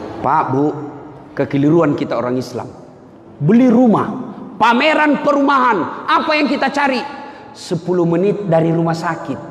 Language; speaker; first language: Indonesian; non-native, local second language; Buginese